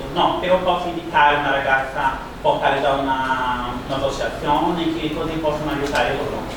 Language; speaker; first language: Italian; non-native, learner; Portuguese